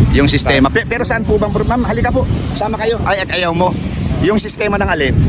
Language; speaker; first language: Filipino; non-native, local second language; Bikol